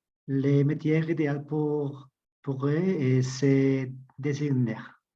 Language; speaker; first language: French; non-native, learner; Spanish